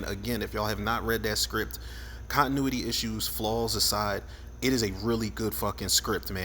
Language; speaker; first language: English; native; English